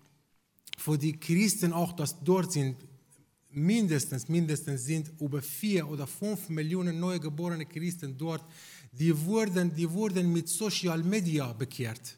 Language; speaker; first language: German; non-native, fluent; Persian